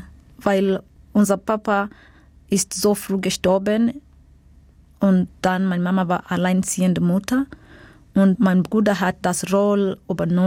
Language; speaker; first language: German; non-native, fluent; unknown